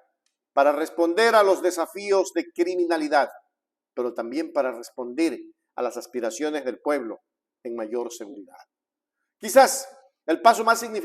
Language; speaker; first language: Spanish; native; Spanish